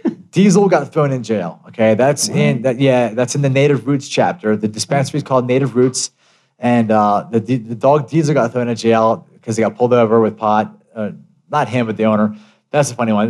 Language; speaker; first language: English; early bilingual, other home language; Italian